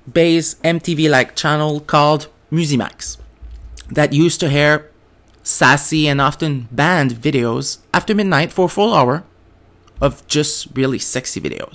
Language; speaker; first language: English; non-native, fluent; French